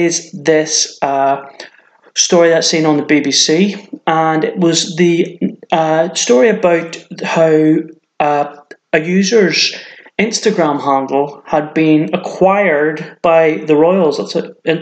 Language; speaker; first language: English; native; English